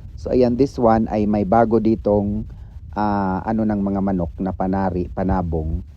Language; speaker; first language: Filipino; non-native, local second language; Cebuano